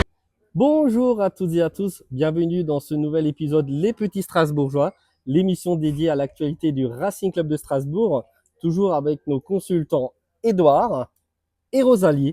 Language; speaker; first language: French; native; French